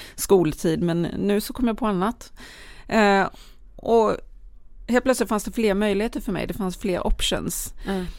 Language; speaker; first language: Swedish; native; Swedish